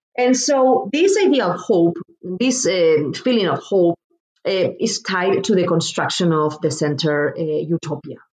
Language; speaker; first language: English; non-native, fluent; Spanish